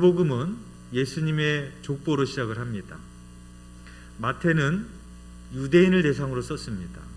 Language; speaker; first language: Korean; native; Korean